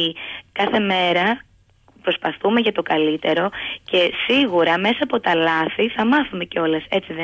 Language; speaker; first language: Greek; native; Greek